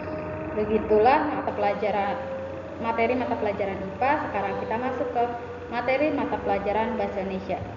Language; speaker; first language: Indonesian; native; Indonesian